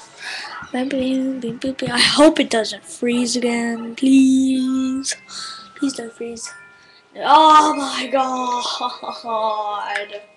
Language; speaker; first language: English; native; English